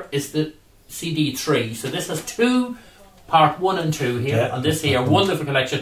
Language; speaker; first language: English; native; English